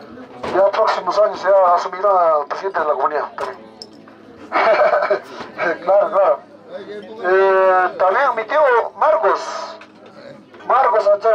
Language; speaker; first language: Spanish; native; Spanish